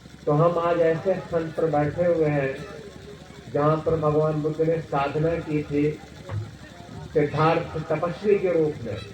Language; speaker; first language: Hindi; native; Hindi